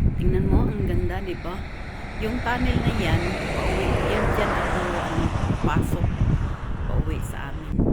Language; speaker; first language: Filipino; non-native, local second language; Cebuano